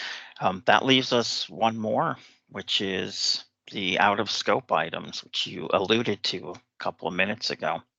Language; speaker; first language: English; native; English